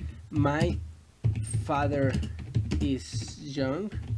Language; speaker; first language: English; non-native, learner; Spanish